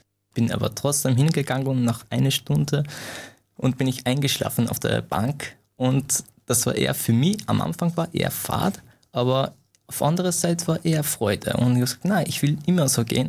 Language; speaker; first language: German; non-native, fluent; Persian